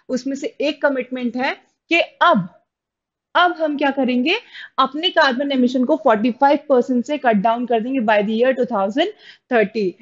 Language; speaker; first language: Hindi; native; Hindi